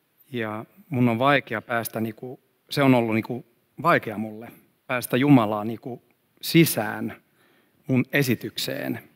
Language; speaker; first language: Finnish; non-native, fluent; Swedish